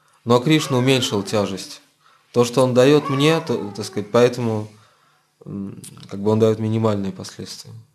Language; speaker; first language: Russian; native; Russian